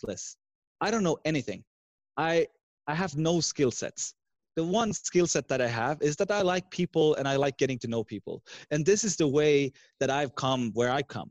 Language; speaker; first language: English; non-native, fluent; Swedish